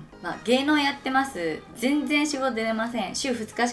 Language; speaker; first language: Japanese; native; Japanese